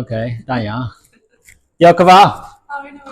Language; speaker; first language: Welsh; non-native, learner; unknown